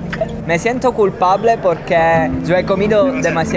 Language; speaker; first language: Spanish; non-native, learner; Italian